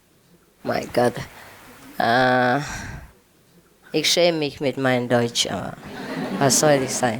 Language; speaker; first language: German; non-native, learner; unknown